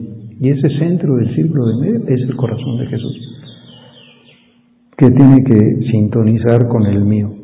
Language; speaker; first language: Spanish; native; Spanish